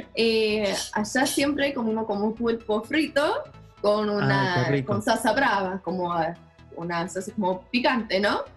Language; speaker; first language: Spanish; non-native, learner; English